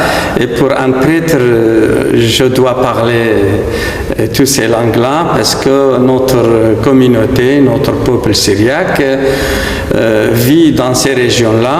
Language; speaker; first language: French; non-native, fluent; Aramaic